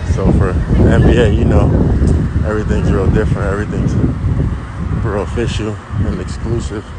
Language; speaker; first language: English; native; English